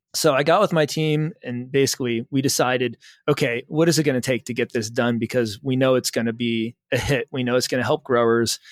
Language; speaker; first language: English; native; English